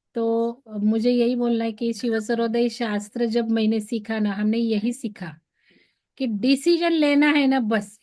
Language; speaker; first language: Hindi; non-native, local second language; Marathi